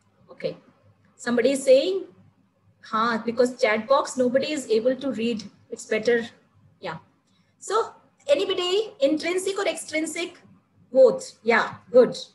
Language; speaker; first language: English; non-native, local second language; Malayalam